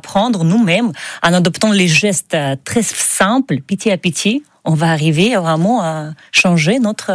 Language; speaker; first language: French; non-native, learner; Russian